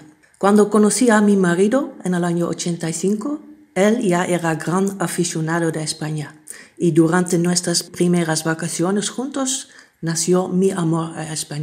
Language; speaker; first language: Spanish; non-native, fluent; Dutch